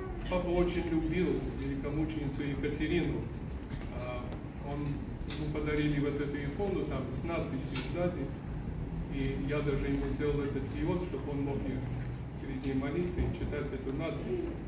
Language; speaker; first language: Russian; early bilingual, heritage; Russian